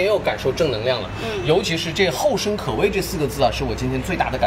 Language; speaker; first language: Chinese; native; Chinese